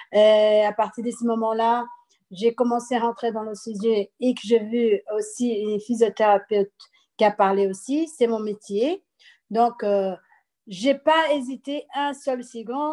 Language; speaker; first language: French; non-native, fluent; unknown